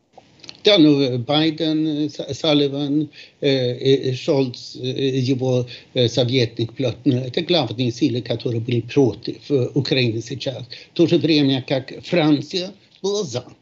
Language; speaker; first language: Russian; non-native, fluent; Swedish